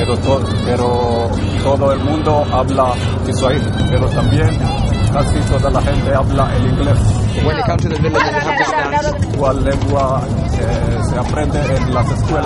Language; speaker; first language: Spanish; non-native, fluent; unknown